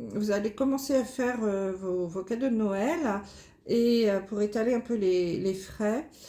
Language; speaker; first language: French; native; French